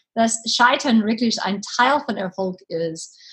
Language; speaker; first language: German; non-native, learner; English